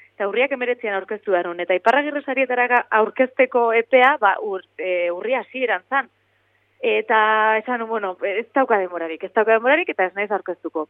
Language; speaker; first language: Basque; native; Basque